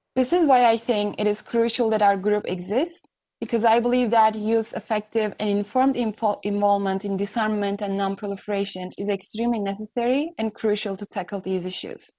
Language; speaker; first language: English; non-native, fluent; Turkish